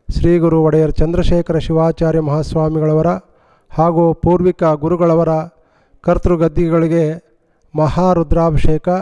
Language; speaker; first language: Kannada; native; Kannada